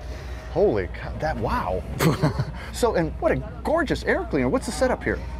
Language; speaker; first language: English; native; English